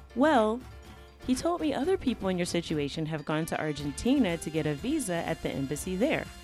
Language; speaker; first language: English; native; English